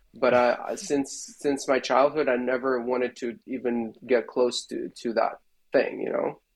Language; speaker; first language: English; non-native, fluent; Russian